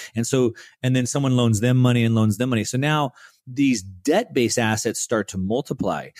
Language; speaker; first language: English; native; English